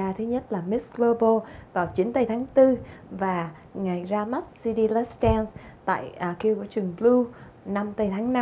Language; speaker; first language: Vietnamese; native; Vietnamese